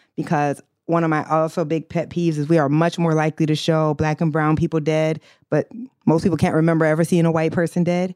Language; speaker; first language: English; native; English